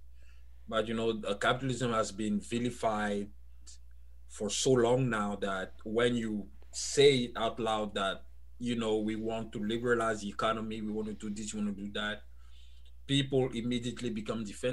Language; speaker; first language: English; non-native, fluent; French